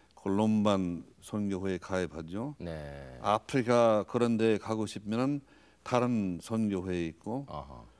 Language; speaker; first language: Korean; non-native, fluent; English